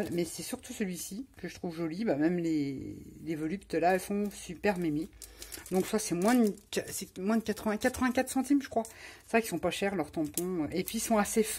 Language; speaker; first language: French; native; French